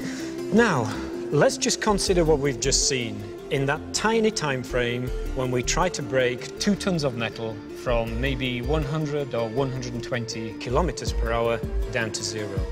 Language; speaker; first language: English; native; English